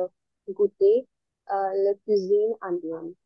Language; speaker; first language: French; non-native, learner; Hindi